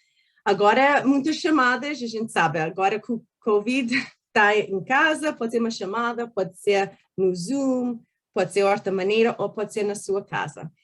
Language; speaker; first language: Portuguese; early bilingual, heritage; Portuguese